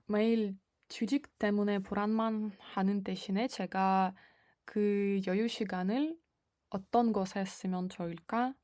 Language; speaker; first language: Korean; non-native, fluent; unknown